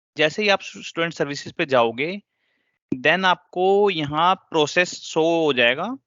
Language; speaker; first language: Hindi; native; Hindi